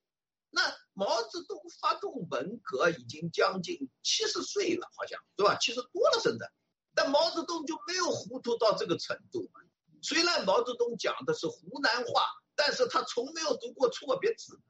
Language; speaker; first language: Chinese; native; Chinese